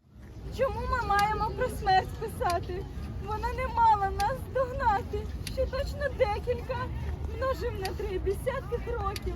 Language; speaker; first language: Ukrainian; native; Ukrainian